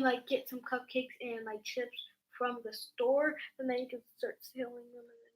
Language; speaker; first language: English; native; English